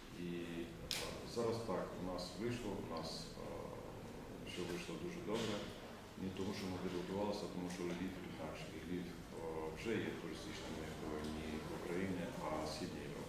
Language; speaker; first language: Ukrainian; non-native, fluent; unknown